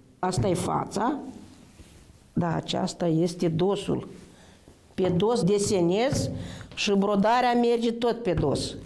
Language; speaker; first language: Romanian; non-native, local second language; Romany